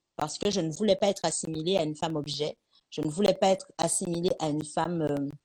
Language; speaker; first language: French; native; French